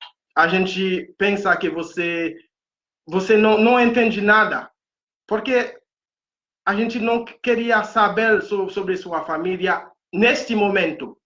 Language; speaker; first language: Portuguese; non-native, fluent; Haitian Creole